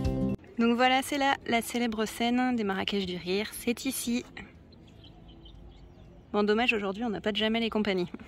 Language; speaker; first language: French; native; French